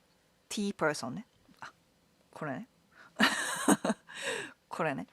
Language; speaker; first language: Japanese; native; Japanese